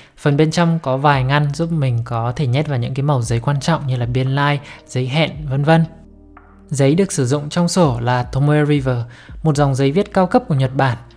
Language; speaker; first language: Vietnamese; native; Vietnamese